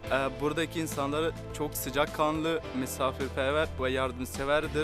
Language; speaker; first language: Turkish; non-native, learner; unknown